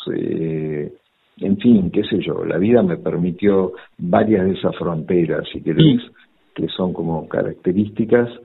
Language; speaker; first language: Spanish; native; Spanish